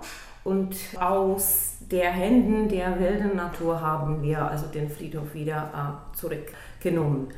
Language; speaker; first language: German; non-native, local second language; Czech